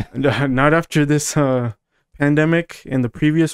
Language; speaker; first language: English; native; English